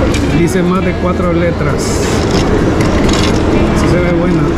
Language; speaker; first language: Spanish; native; Spanish